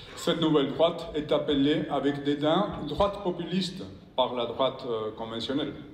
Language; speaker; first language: French; non-native, fluent; Spanish